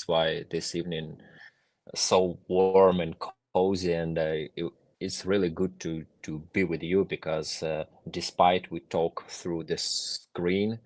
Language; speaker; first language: English; non-native, fluent; Ukrainian